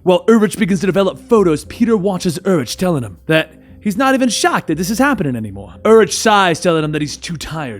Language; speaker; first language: English; native; English